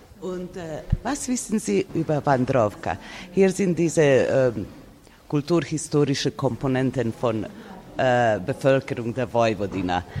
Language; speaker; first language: German; non-native, fluent; Serbian